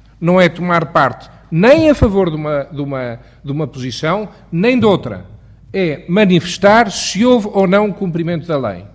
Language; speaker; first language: Portuguese; native; Portuguese